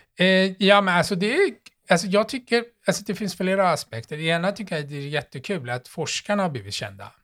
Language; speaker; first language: Swedish; non-native, fluent; Persian